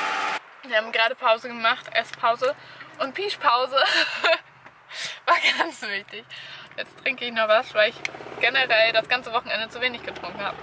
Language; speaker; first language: German; native; German